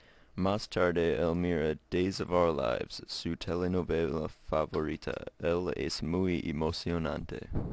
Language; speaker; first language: Spanish; non-native, learner; English